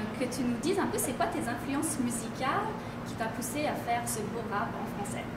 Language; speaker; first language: French; native; French